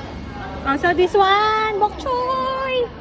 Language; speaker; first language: English; non-native, local second language; Cebuano